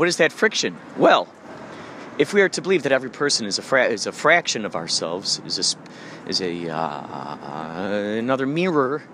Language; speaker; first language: English; native; English